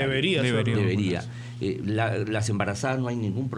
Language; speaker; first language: Spanish; native; Spanish